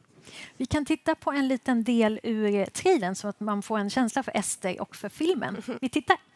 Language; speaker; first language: Swedish; native; Swedish